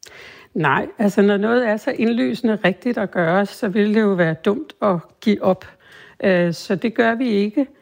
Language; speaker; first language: Danish; native; Danish